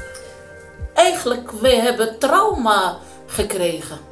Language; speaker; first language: Dutch; non-native, learner; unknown